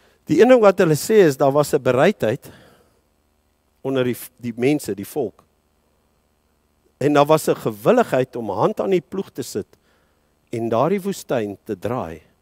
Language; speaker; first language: Afrikaans; early bilingual, heritage; Afrikaans